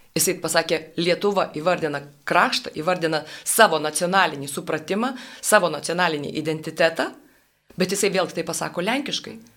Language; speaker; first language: Lithuanian; native; Lithuanian